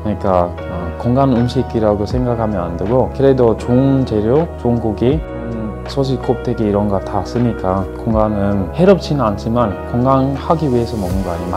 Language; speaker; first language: Korean; non-native, fluent; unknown